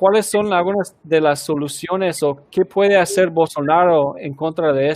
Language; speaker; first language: Spanish; early bilingual, heritage; Spanish